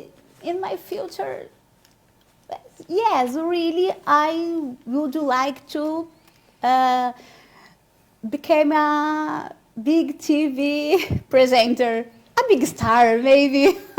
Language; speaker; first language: English; non-native, learner; Portuguese